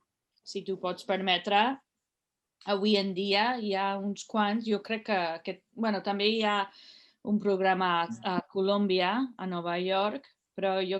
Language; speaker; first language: Catalan; non-native, fluent; English